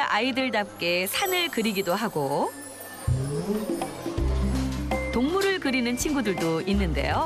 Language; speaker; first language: Korean; native; Korean